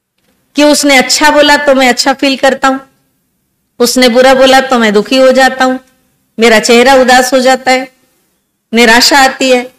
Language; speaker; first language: Hindi; native; Hindi